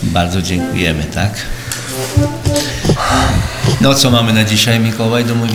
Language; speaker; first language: Polish; early bilingual, heritage; Polish